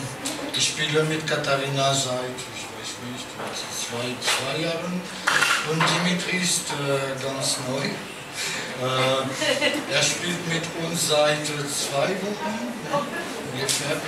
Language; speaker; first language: German; non-native, learner; French